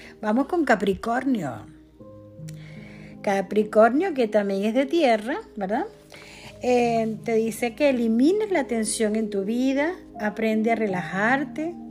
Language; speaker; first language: Spanish; native; Spanish